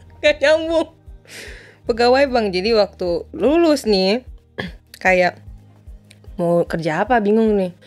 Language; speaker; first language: Indonesian; native; Indonesian